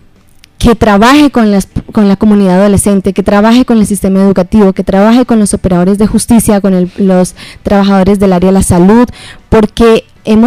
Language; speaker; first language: Spanish; native; Spanish